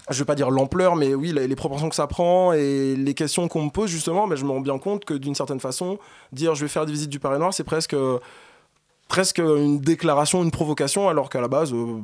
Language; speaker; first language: French; native; French